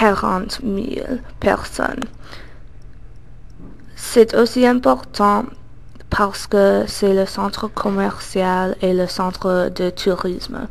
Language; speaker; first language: French; non-native, learner; English